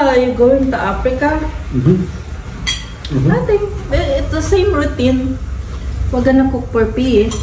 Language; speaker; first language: English; non-native, local second language; Filipino